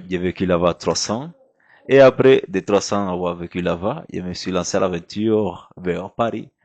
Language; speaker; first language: French; non-native, fluent; Spanish